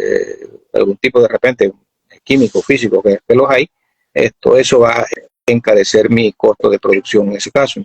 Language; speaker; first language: Spanish; native; Spanish